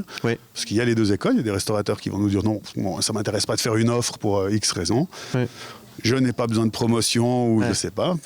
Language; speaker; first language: French; native; French